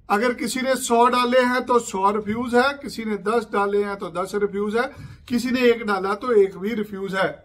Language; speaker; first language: Hindi; non-native, local second language; Punjabi